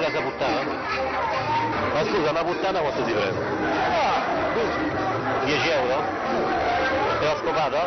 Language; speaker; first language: Italian; native; Italian